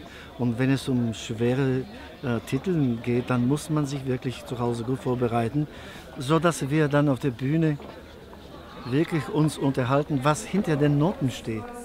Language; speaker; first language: German; non-native, fluent; Bulgarian